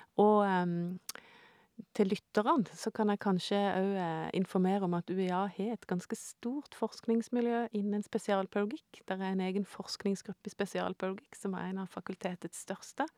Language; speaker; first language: Norwegian; native; Norwegian